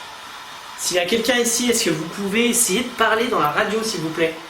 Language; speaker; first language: French; native; French